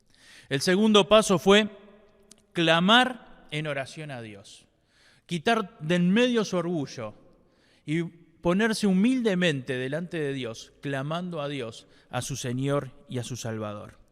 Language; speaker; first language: Spanish; native; Spanish